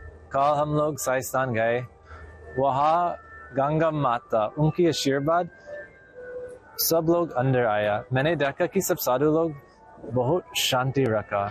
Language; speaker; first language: Hindi; non-native, learner; English